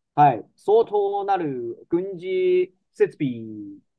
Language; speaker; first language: Japanese; non-native, fluent; Chinese